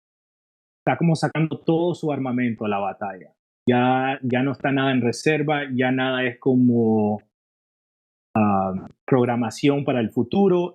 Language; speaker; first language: Spanish; early bilingual, heritage; Spanish